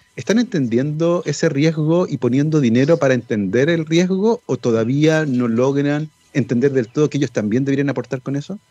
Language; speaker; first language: Spanish; native; Spanish